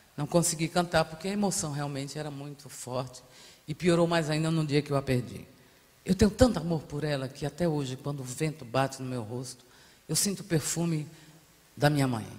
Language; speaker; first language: Portuguese; native; Portuguese